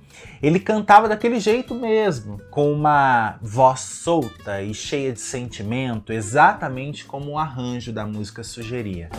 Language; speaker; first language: Portuguese; native; Portuguese